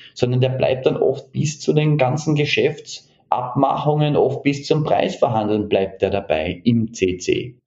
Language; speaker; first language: German; native; German